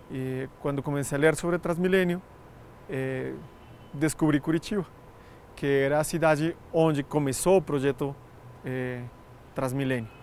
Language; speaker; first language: Portuguese; non-native, fluent; Spanish